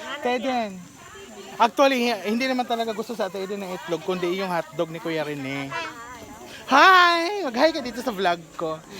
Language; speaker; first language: Filipino; native; Filipino